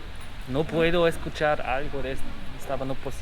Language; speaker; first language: Spanish; non-native, learner; German